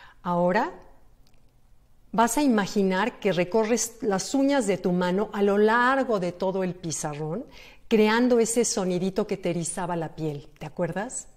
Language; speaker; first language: Spanish; native; Spanish